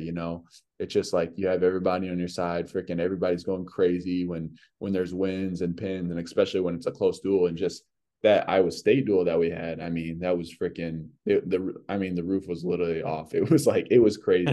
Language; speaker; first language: English; native; English